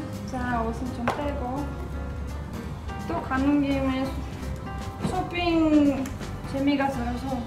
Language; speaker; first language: Korean; non-native, fluent; Romanian